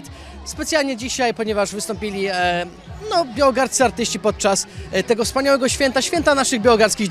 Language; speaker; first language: Polish; native; Polish